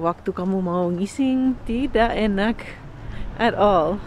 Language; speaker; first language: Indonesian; non-native, learner; English